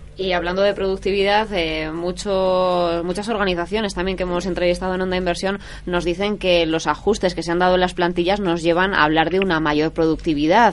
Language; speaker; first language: Spanish; native; Spanish